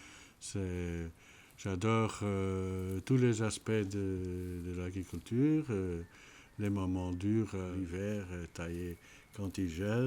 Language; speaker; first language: French; non-native, fluent; Dutch